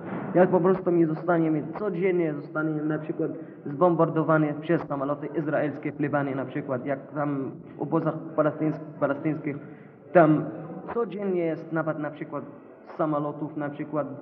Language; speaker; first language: Polish; non-native, fluent; Arabic